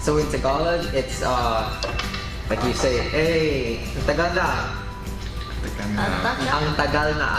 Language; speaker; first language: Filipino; early bilingual, heritage; Filipino